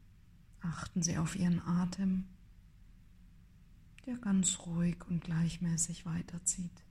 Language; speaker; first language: German; native; German